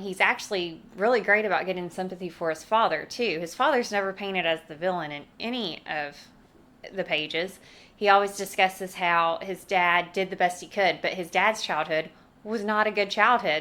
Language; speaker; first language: English; native; English